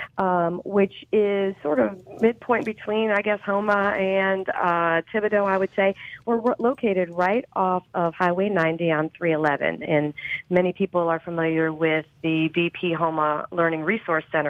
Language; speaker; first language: English; native; English